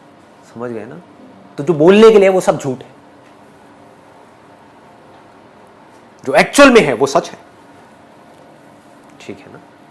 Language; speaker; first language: Hindi; native; Hindi